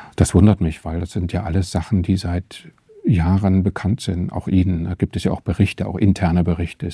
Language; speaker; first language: German; native; German